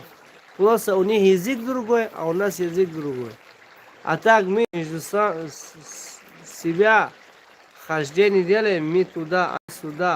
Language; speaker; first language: Russian; non-native, local second language; Tajik